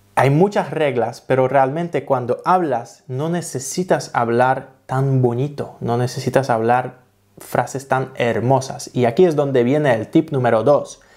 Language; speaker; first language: Spanish; non-native, fluent; Polish